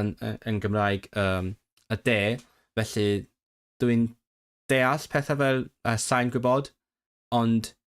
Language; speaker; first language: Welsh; non-native, learner; Cantonese